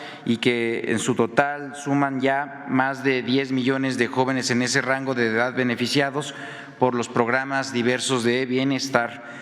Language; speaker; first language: Spanish; native; Spanish